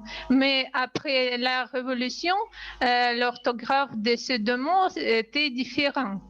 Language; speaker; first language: French; non-native, fluent; Russian